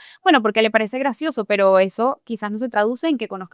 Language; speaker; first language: Spanish; native; Spanish